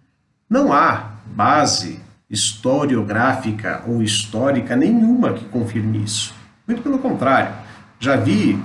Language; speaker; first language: Portuguese; native; Portuguese